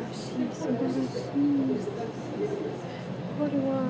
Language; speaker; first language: Japanese; non-native, learner; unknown